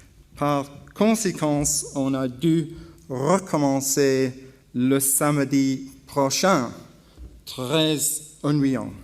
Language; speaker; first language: French; non-native, learner; English